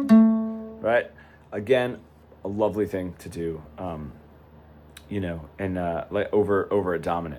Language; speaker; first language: English; native; English